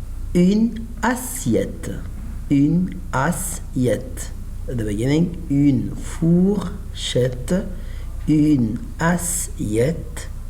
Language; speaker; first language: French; non-native, fluent; Arabic